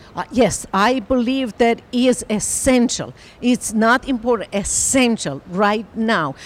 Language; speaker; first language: English; non-native, fluent; Romanian